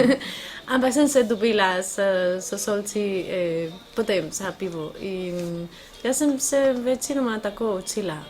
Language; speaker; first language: Slovenian; non-native, fluent; Spanish